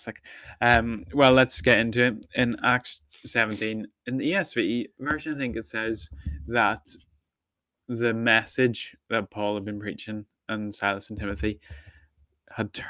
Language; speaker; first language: English; native; English